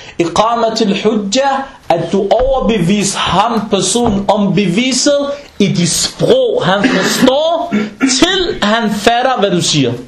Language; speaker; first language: Danish; non-native, fluent; Arabic